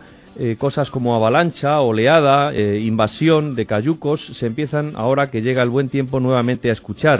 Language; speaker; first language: Spanish; native; Spanish